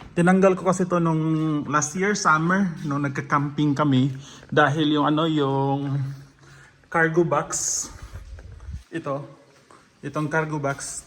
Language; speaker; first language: Filipino; non-native, local second language; Cebuano